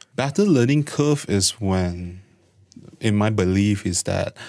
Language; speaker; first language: English; non-native, local second language; Chinese